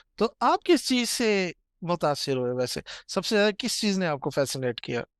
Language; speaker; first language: Urdu; non-native, local second language; Punjabi